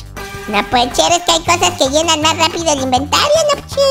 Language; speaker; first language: Spanish; native; Spanish